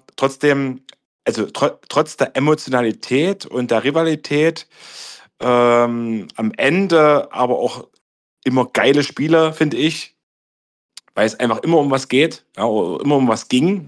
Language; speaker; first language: German; native; German